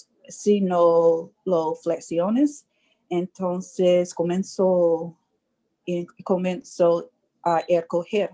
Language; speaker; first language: Spanish; non-native, learner; English